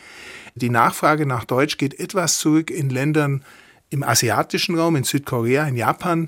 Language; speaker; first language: German; native; German